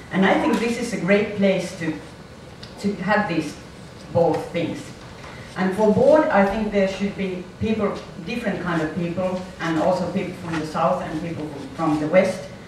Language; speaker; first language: English; non-native, fluent; Finnish